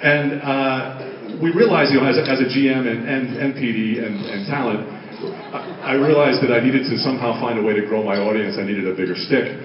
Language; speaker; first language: English; native; English